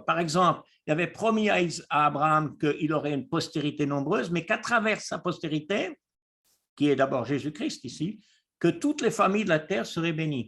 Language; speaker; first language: French; native; French